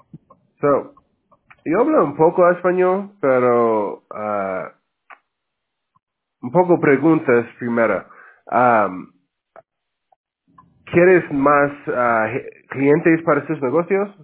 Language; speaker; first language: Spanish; non-native, learner; English